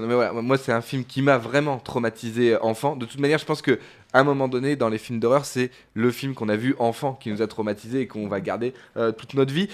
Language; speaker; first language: French; native; French